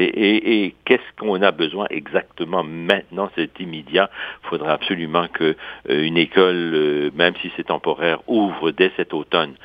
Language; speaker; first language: French; native; French